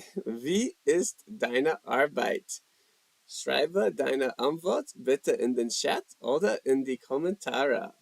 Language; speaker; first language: German; non-native, learner; English